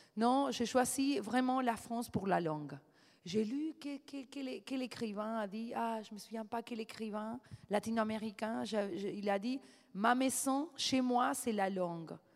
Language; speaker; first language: French; non-native, fluent; Spanish